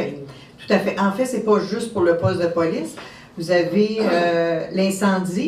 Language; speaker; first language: French; native; French